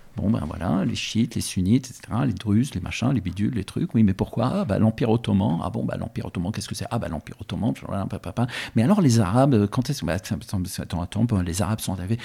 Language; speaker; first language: French; early bilingual, other home language; Arabic